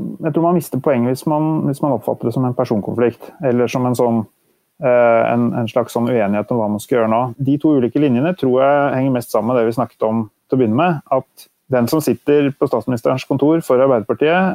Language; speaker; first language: Norwegian; native; Norwegian